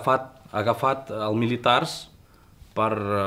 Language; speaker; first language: Catalan; non-native, learner; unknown